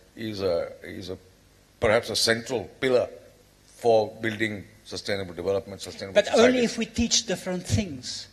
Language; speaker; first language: English; non-native, local second language; Bangla